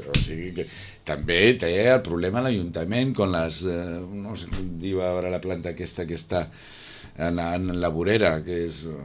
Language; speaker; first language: Catalan; non-native, local second language; Spanish